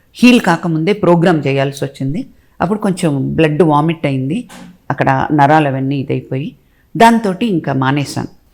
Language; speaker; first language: Telugu; native; Telugu